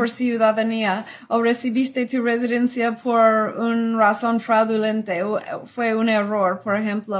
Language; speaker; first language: Spanish; non-native, fluent; English